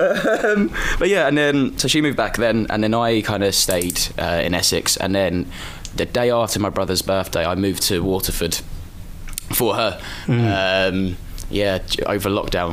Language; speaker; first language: English; native; English